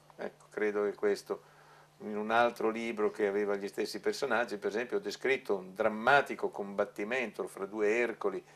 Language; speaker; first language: Italian; non-native, local second language; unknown